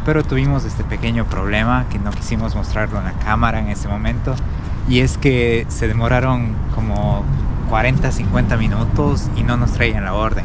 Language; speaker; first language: Spanish; native; Spanish